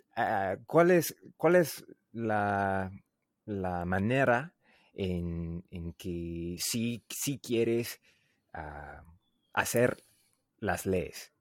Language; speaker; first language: Spanish; non-native, learner; English